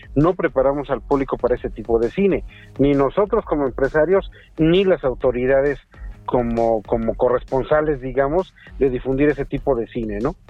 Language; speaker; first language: Spanish; native; Spanish